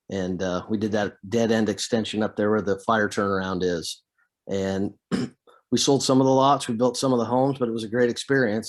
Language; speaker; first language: English; native; English